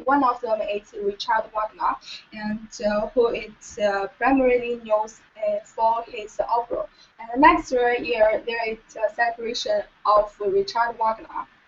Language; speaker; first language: English; non-native, learner; Chinese